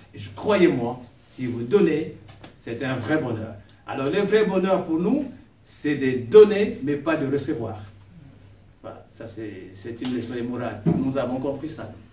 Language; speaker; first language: French; non-native, local second language; Kongo